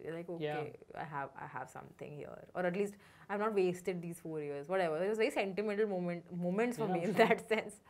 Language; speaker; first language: English; non-native, local second language; Hindi